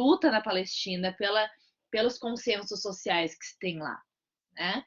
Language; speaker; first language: Portuguese; native; Portuguese